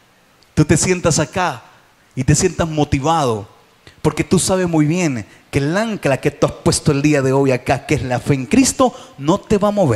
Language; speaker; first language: Spanish; native; Spanish